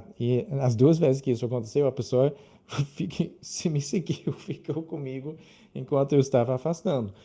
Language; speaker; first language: Portuguese; non-native, fluent; English